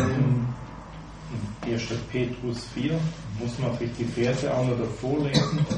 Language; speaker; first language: German; native; German